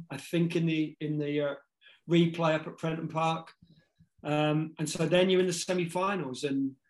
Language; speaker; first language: English; native; English